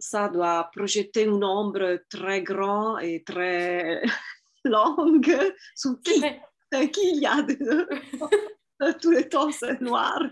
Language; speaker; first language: French; non-native, fluent; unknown